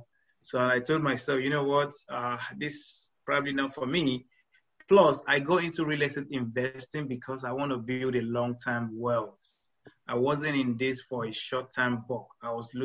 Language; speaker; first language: English; non-native, local second language; Yoruba